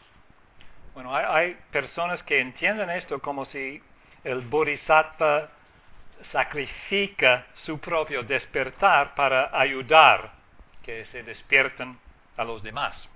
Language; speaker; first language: Spanish; non-native, fluent; English